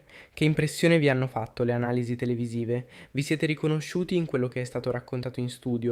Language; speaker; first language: Italian; native; Italian